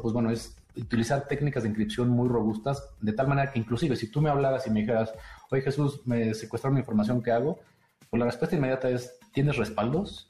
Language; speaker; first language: Spanish; native; Spanish